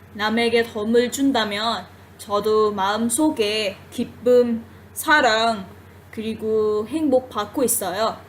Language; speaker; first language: Korean; non-native, fluent; Vietnamese